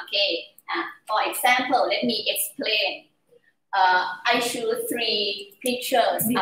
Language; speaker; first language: English; non-native, learner; Thai